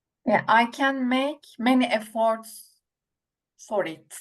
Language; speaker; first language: English; non-native, learner; Turkish